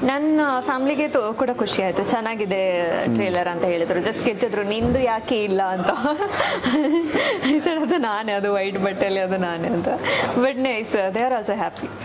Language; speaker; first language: Kannada; non-native, local second language; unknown